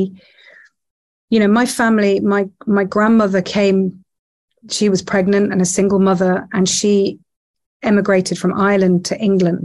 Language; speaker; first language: English; native; English